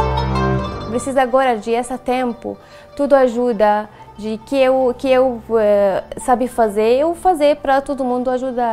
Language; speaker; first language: Portuguese; non-native, learner; Arabic